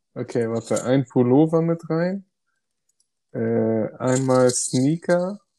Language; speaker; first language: German; early bilingual, other home language; Greek